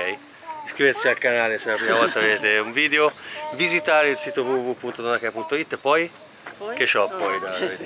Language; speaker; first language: Italian; native; Italian